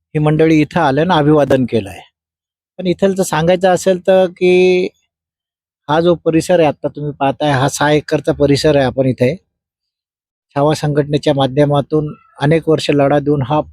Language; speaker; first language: Marathi; native; Marathi